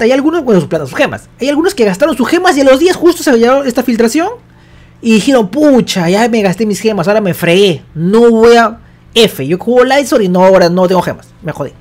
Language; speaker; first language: Spanish; native; Spanish